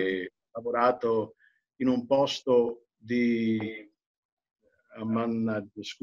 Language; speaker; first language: Italian; early bilingual, heritage; English